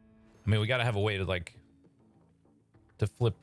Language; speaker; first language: English; native; English